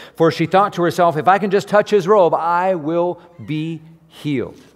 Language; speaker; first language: English; native; English